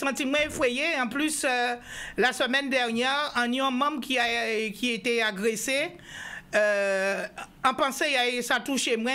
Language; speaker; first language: French; non-native, local second language; Guadeloupean Creole French